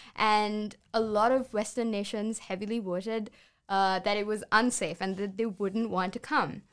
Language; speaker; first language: English; non-native, local second language; Sinhala